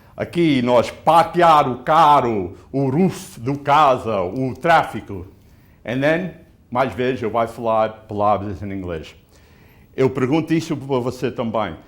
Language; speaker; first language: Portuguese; early bilingual, heritage; Portuguese